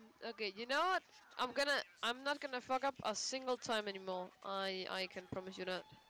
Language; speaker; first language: English; non-native, fluent; Danish